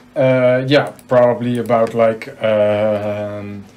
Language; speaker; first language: English; non-native, fluent; Dutch